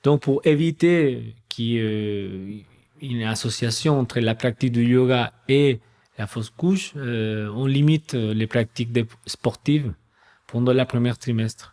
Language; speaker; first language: French; non-native, fluent; Spanish